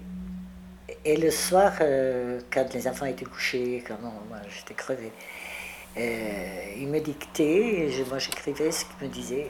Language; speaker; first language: French; early bilingual, other home language; Spanish